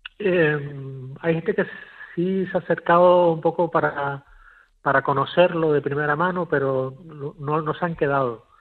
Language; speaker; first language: Spanish; native; Spanish